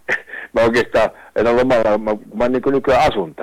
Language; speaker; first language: Finnish; native; Finnish